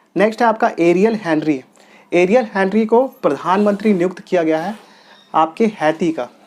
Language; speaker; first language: Hindi; non-native, local second language; Telugu